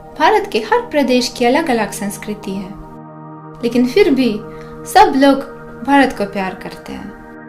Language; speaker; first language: Hindi; non-native, fluent; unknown